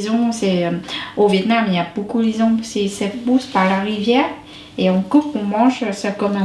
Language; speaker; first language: French; non-native, learner; Vietnamese